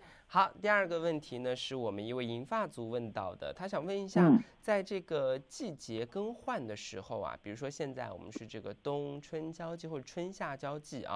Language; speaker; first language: Chinese; native; Chinese